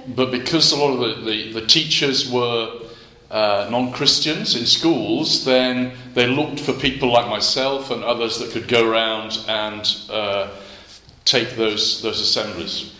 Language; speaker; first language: English; native; English